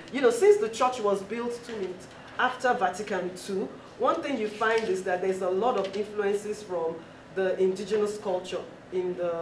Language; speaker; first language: English; non-native, local second language; Yoruba